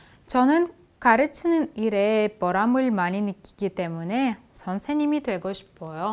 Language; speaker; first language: Korean; non-native, fluent; Russian